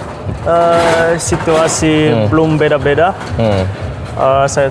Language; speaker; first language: Indonesian; non-native, learner; Dutch